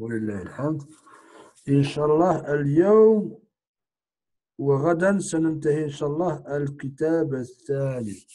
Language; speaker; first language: Arabic; non-native, fluent; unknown